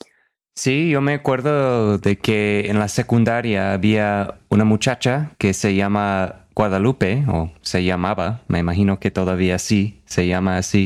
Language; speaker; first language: Spanish; non-native, fluent; English